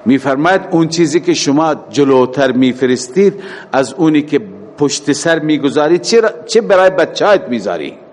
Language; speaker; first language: Persian; native; Persian